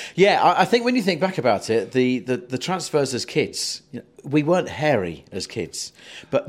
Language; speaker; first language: English; native; English